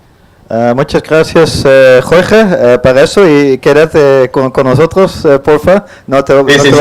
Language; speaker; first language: Spanish; non-native, fluent; Dutch